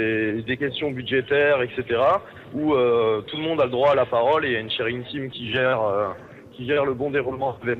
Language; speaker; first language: French; native; French